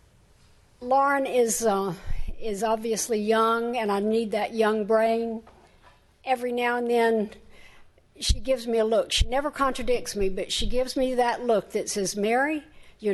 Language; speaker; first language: English; native; English